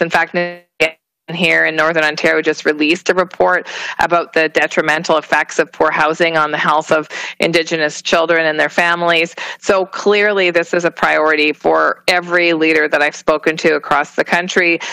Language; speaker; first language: English; native; English